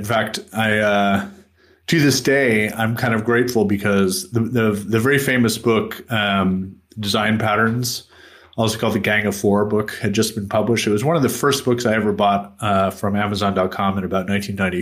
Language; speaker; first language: English; native; English